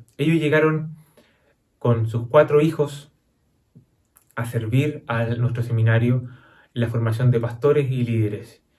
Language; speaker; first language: Spanish; native; Spanish